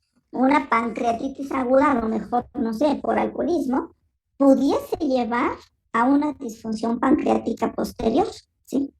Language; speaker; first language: Spanish; native; Spanish